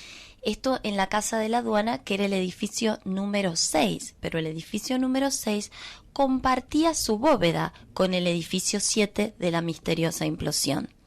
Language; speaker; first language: Spanish; native; Spanish